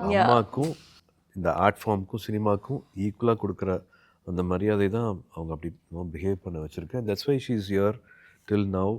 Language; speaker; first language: Tamil; native; Tamil